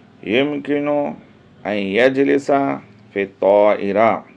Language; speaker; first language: Arabic; non-native, fluent; Urdu